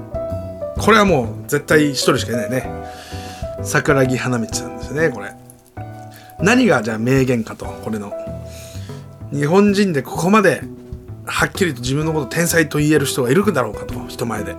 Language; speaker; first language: Japanese; native; Japanese